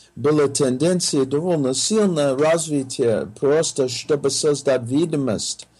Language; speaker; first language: Russian; non-native, fluent; English